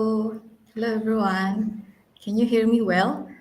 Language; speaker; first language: English; non-native, learner; Indonesian